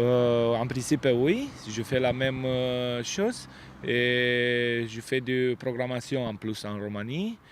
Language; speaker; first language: French; non-native, learner; Romanian